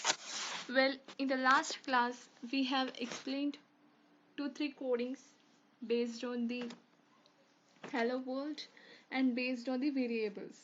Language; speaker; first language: English; non-native, local second language; Hindi